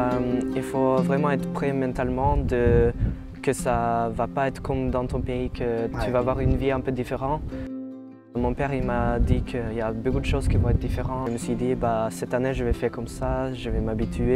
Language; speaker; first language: French; non-native, fluent; Norwegian